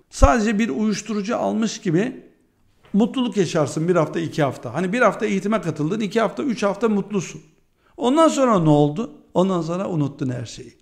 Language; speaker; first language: Turkish; early bilingual, heritage; Turkish